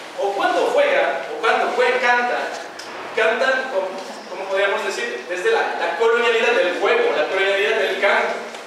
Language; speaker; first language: Spanish; non-native, fluent; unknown